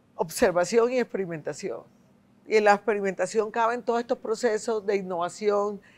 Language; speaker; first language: Spanish; native; Spanish